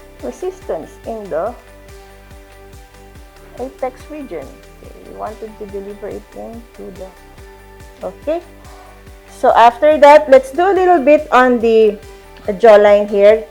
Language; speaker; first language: English; non-native, local second language; Filipino